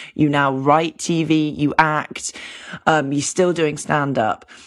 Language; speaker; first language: English; native; English